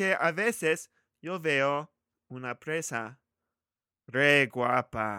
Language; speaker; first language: Spanish; non-native, learner; English